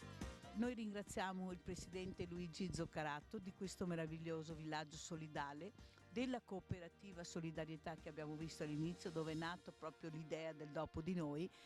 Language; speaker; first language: Italian; native; Italian